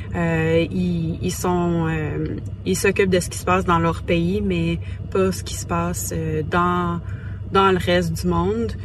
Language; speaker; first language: French; native; French